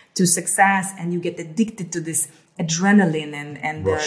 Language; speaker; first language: English; early bilingual, other home language; Hungarian